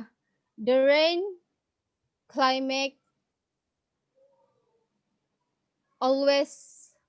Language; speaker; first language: English; non-native, learner; Indonesian